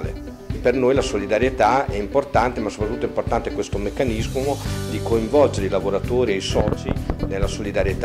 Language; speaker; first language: Italian; native; Italian